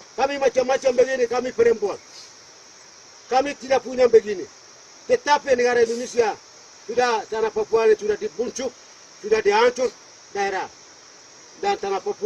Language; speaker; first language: Indonesian; non-native, local second language; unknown